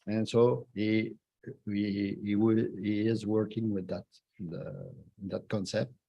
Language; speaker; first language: English; non-native, fluent; French